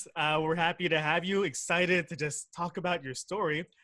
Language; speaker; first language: English; native; English